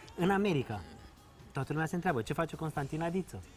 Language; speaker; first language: Romanian; native; Romanian